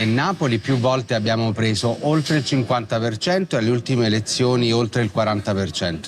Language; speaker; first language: Italian; native; Italian